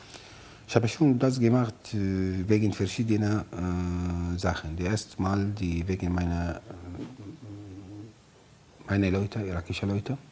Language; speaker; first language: German; non-native, learner; Arabic